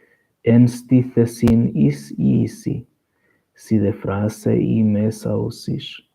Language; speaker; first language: Greek; non-native, learner; Portuguese